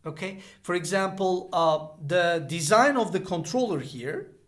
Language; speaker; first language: English; non-native, fluent; Turkish